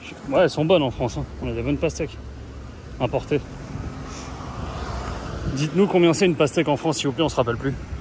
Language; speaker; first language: French; native; French